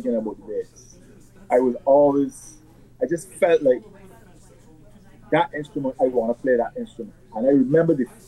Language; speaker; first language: English; native; English